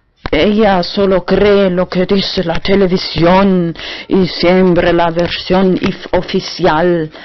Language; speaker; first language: Spanish; non-native, learner; German